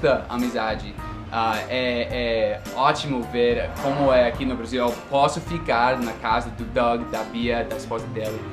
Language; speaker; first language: Portuguese; non-native, fluent; English